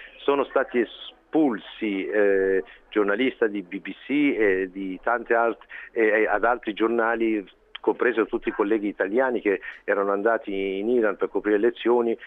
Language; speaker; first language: Italian; early bilingual, heritage; Persian